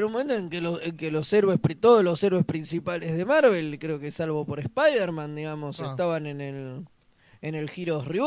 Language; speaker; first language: Spanish; native; Spanish